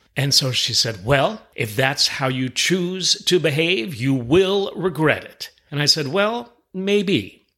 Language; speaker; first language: English; native; English